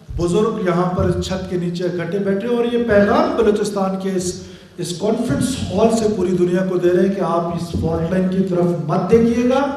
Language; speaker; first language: Urdu; non-native, local second language; Baluchi